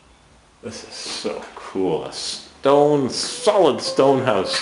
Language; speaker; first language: English; native; English